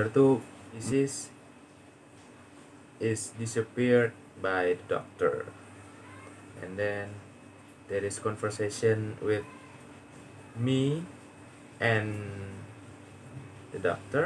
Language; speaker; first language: English; non-native, learner; Indonesian